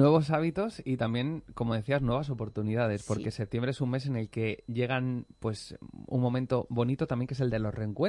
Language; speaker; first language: Spanish; native; Spanish